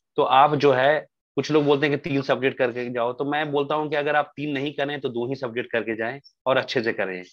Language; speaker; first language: Hindi; native; Hindi